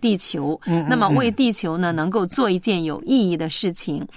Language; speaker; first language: Chinese; native; Chinese